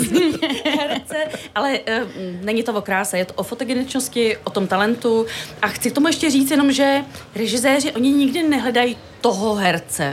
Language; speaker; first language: Czech; native; Czech